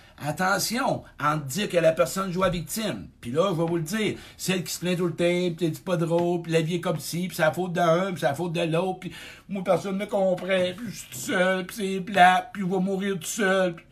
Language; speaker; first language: French; native; French